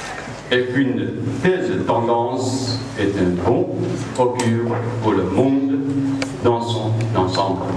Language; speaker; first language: French; non-native, fluent; Chinese